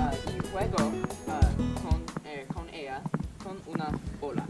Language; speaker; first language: Spanish; non-native, learner; English